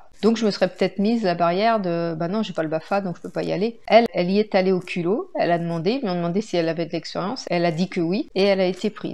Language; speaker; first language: French; native; French